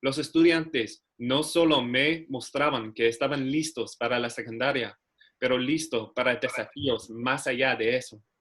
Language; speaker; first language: Spanish; non-native, learner; English